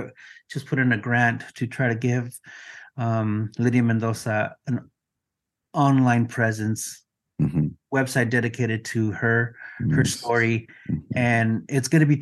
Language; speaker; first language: English; non-native, fluent; Spanish